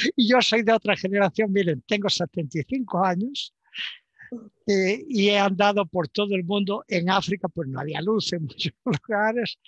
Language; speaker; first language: Spanish; native; Spanish